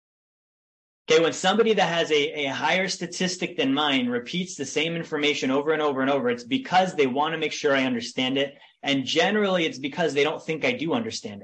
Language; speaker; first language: English; native; English